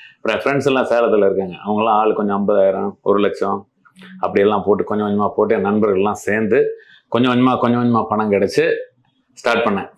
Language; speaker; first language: Tamil; non-native, local second language; Malayalam